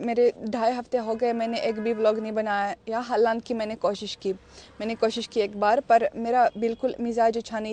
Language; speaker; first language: Hindi; non-native, fluent; Russian